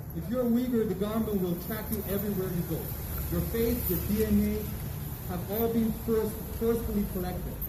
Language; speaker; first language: English; non-native, fluent; Uyghur